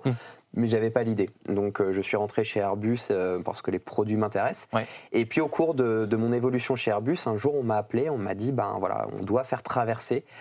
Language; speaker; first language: French; native; French